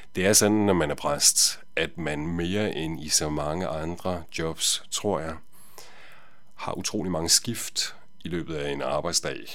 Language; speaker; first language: Danish; native; Danish